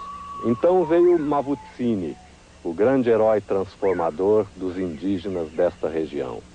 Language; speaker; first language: Portuguese; native; Portuguese